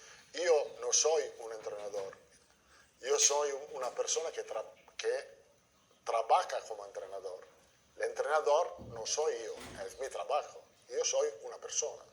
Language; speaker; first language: Spanish; non-native, fluent; Italian